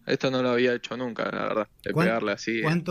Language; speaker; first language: Spanish; native; Spanish